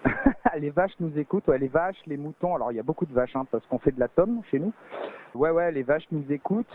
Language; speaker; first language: French; native; French